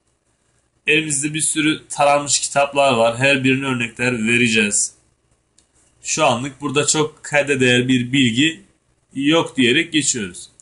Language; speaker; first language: Turkish; native; Turkish